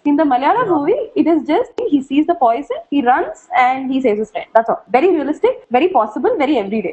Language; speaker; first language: English; non-native, local second language; Tamil